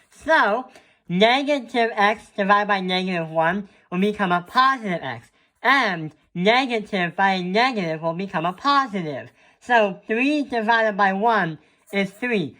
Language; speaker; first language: English; native; English